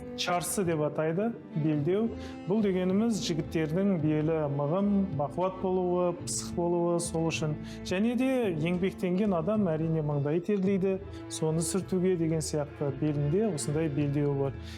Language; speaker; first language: Kazakh; non-native, local second language; Uzbek